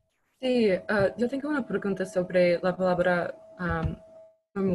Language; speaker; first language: Spanish; non-native, learner; English